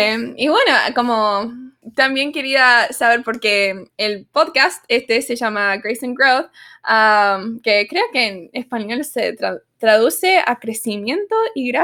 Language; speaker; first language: Spanish; early bilingual, other home language; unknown